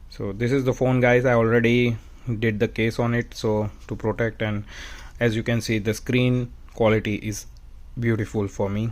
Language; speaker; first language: English; non-native, fluent; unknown